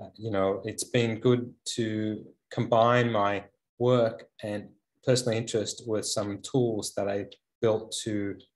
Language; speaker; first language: English; native; English